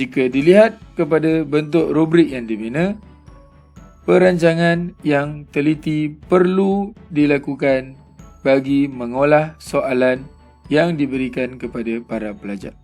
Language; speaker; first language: Malay; native; Malay